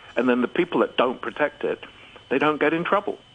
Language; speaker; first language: English; native; English